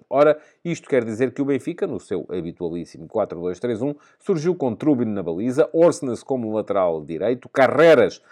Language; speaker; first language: Portuguese; native; Portuguese